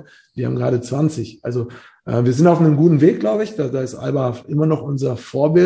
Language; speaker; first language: German; native; German